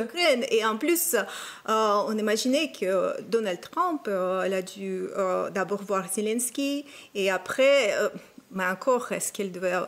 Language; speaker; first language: French; non-native, fluent; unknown